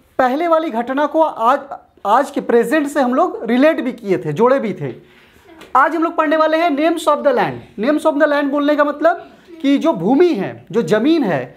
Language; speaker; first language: Hindi; native; Hindi